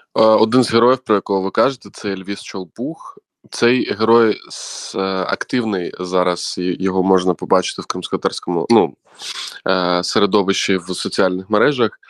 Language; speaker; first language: Ukrainian; non-native, local second language; Crimean Tatar